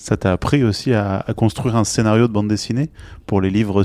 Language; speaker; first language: French; native; French